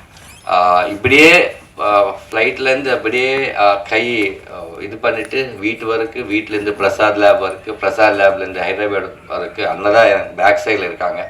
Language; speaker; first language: Tamil; non-native, learner; Telugu